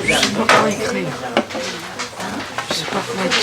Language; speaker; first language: French; non-native, learner; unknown